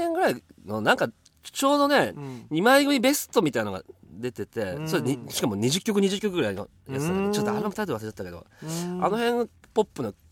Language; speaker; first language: Japanese; native; Japanese